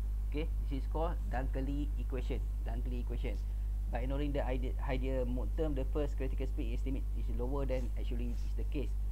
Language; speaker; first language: English; non-native, local second language; Malay